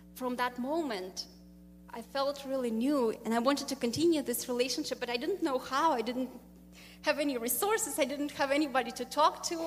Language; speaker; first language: English; non-native, fluent; Russian